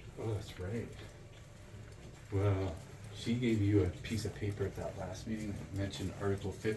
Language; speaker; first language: English; native; English